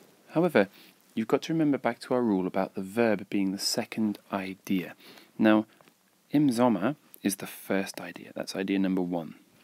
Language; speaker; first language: English; native; English